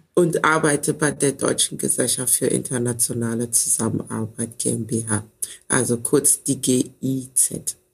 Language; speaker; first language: German; early bilingual, other home language; Ewe